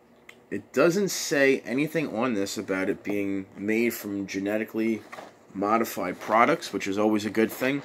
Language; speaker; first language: English; native; English